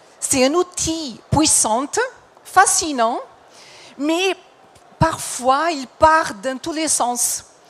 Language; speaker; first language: French; non-native, fluent; Portuguese